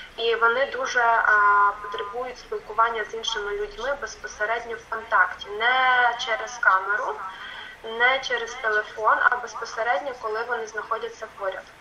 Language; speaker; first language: Ukrainian; non-native, local second language; Russian